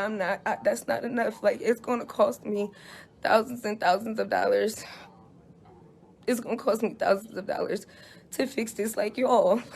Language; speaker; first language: English; native; English